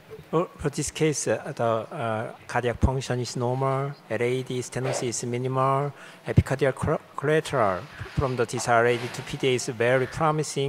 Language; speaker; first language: English; non-native, fluent; Korean